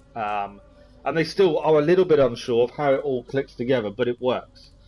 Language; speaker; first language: English; native; English